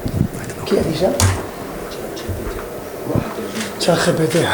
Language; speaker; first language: French; non-native, fluent; Spanish